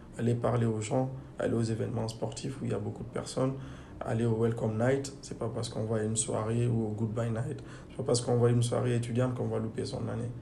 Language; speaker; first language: French; non-native, local second language; Fula